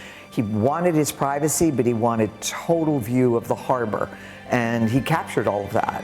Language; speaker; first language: English; native; English